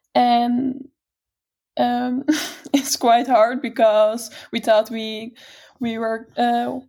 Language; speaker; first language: English; non-native, fluent; Dutch